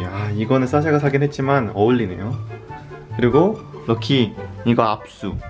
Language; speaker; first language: Korean; native; Korean